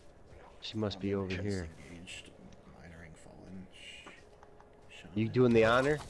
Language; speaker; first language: English; native; English